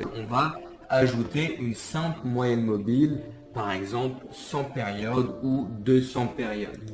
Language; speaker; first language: French; native; French